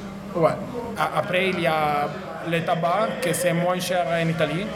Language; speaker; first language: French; non-native, learner; Italian